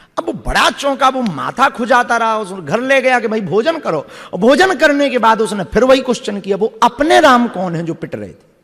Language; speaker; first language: Hindi; native; Hindi